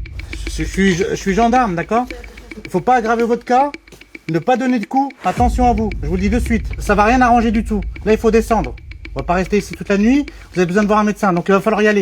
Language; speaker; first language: French; native; French